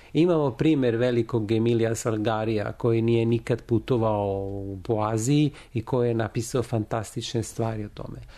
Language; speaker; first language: Serbian; non-native, fluent; Italian